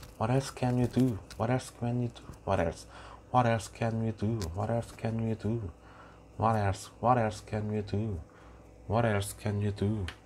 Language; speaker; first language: English; non-native, learner; Korean